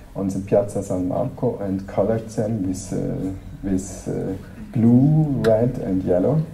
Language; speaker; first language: English; non-native, fluent; German